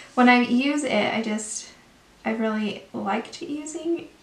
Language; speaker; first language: English; native; English